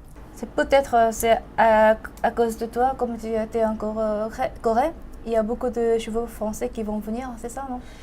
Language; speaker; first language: French; non-native, fluent; Korean